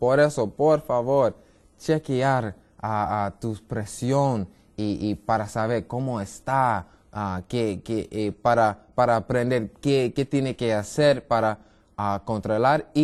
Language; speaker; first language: Spanish; non-native, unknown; English